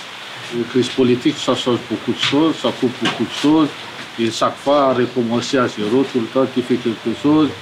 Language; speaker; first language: French; non-native, local second language; Malagasy